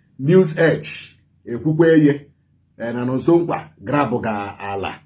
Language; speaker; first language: Igbo; native; Igbo